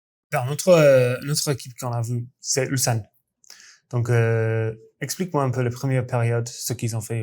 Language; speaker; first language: French; non-native, fluent; English